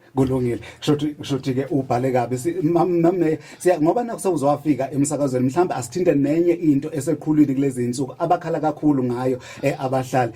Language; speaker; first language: Zulu; native; Zulu